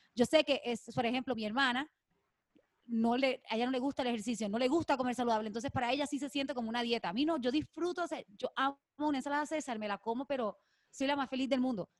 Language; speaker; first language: Spanish; native; Spanish